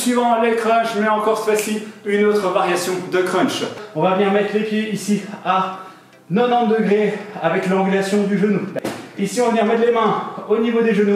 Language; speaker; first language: French; native; French